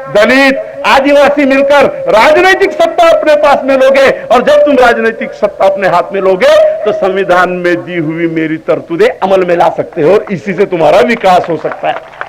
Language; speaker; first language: Hindi; non-native, local second language; Marathi